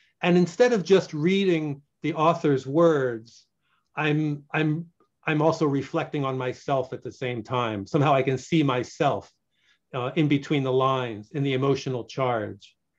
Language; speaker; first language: English; native; English